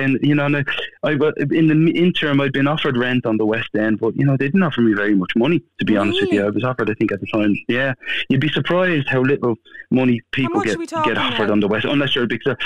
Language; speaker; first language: English; native; English